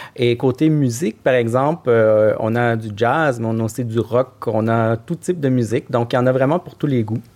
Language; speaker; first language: French; native; French